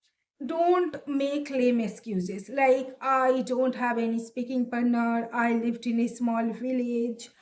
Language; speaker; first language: English; non-native, learner; Bangla